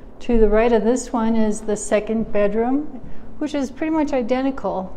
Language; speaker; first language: English; native; English